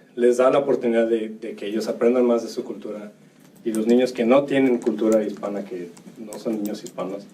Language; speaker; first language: Spanish; early bilingual, heritage; Spanish